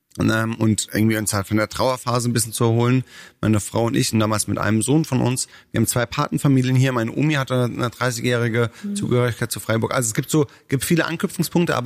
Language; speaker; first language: German; native; German